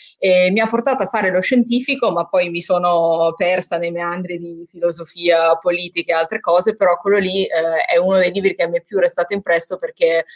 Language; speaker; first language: Italian; native; Italian